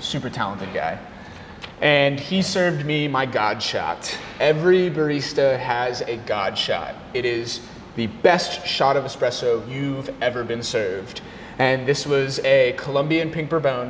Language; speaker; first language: English; native; English